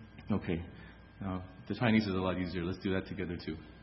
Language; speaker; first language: English; native; English